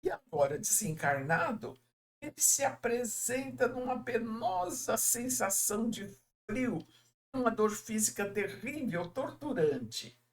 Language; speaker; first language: Portuguese; native; Portuguese